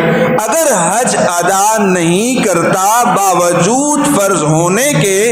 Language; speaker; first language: Urdu; native; Urdu